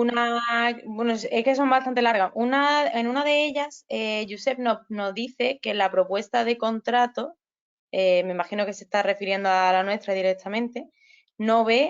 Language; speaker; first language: Spanish; native; Spanish